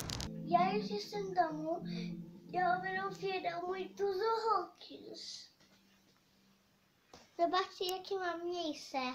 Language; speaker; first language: Polish; early bilingual, heritage; Polish